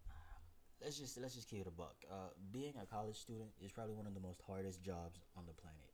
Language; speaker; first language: English; native; English